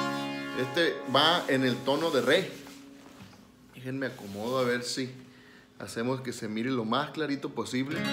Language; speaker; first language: Spanish; native; Spanish